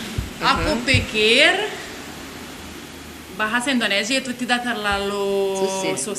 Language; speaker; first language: Indonesian; non-native, learner; Lithuanian